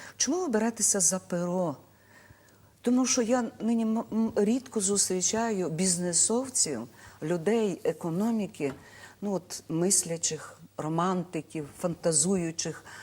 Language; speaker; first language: Ukrainian; native; Ukrainian